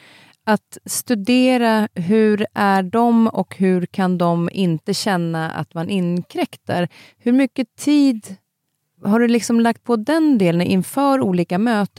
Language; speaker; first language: Swedish; native; Swedish